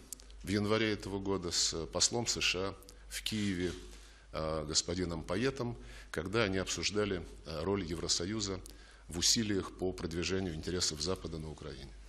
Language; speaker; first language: Russian; native; Russian